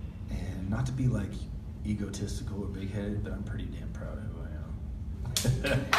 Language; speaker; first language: English; native; English